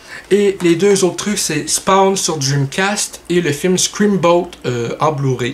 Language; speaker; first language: French; native; French